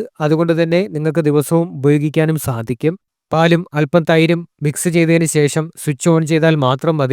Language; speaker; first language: Malayalam; native; Malayalam